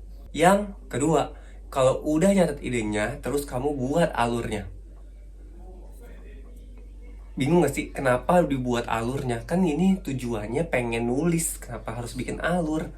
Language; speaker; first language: Indonesian; native; Indonesian